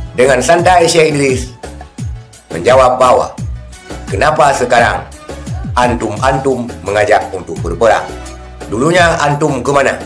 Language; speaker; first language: Malay; non-native, local second language; Achinese